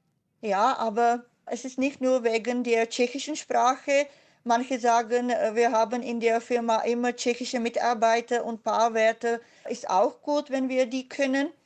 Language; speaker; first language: German; non-native, fluent; Czech